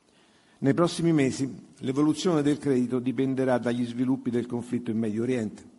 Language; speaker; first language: Italian; native; Italian